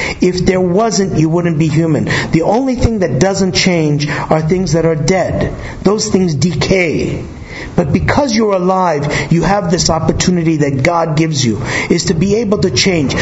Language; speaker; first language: English; native; English